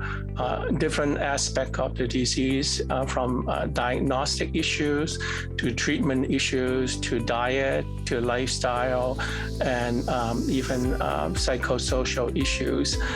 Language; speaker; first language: English; non-native, fluent; Cantonese